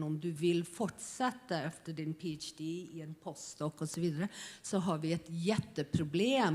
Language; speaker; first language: Swedish; non-native, fluent; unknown